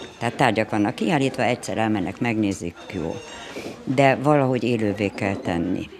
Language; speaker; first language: Hungarian; native; Hungarian